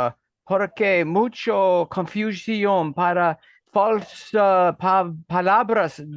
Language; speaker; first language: Spanish; non-native, learner; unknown